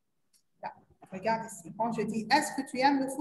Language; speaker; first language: French; non-native, learner; Arabic